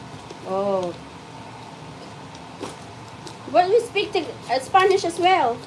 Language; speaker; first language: English; non-native, local second language; Filipino